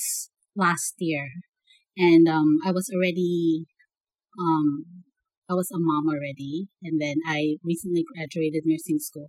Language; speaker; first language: English; non-native, local second language; Bikol